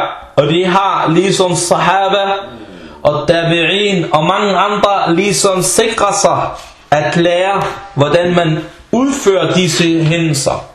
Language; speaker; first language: Danish; non-native, fluent; Arabic